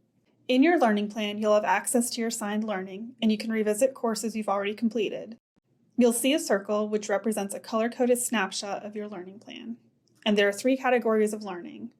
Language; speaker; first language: English; native; English